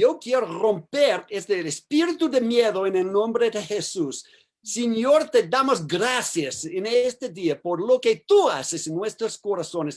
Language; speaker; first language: Spanish; non-native, learner; English